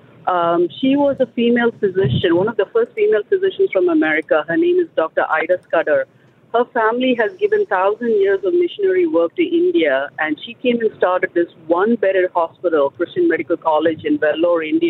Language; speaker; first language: English; non-native, local second language; Tamil